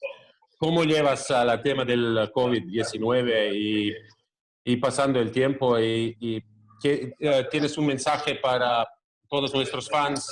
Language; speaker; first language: Spanish; non-native, fluent; Croatian